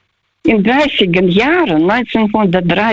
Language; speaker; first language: German; non-native, fluent; Russian